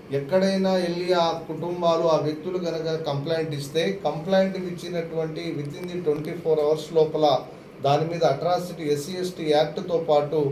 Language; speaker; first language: Telugu; non-native, local second language; Lambadi